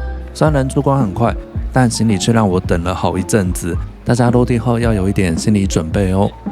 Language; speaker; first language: Chinese; native; Chinese